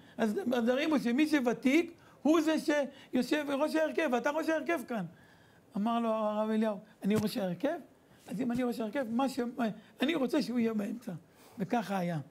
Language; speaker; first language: Hebrew; native; Hebrew